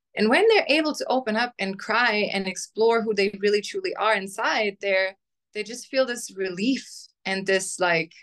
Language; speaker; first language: English; non-native, fluent; German